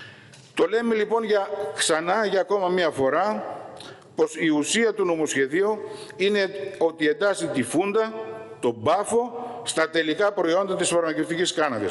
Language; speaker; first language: Greek; native; Greek